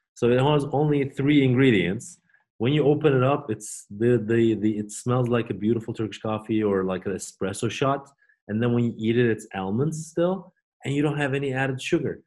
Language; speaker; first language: English; non-native, fluent; Turkish